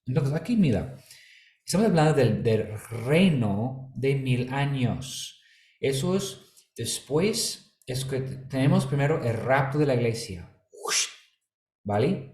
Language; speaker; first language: Spanish; non-native, fluent; English